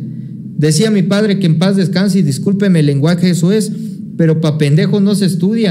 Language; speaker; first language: Spanish; native; Spanish